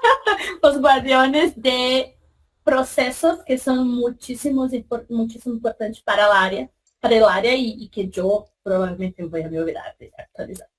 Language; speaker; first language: Spanish; non-native, fluent; Portuguese